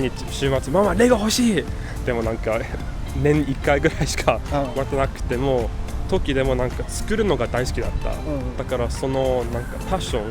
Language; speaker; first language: Japanese; early bilingual, other home language; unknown